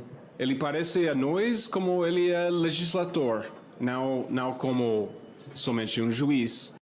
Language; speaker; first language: Portuguese; non-native, fluent; English